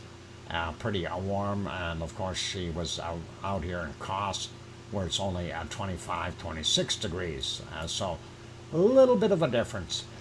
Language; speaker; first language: English; native; English